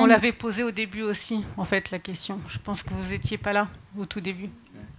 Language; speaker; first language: French; native; French